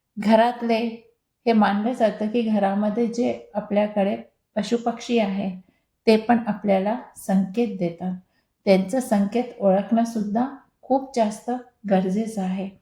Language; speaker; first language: Marathi; non-native, local second language; Hindi